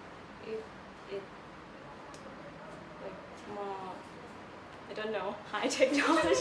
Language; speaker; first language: English; non-native, learner; Thai